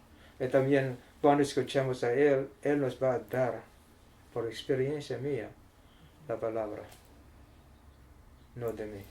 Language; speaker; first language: Spanish; non-native, learner; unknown